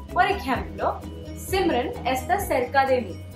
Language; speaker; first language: Spanish; non-native, fluent; Hindi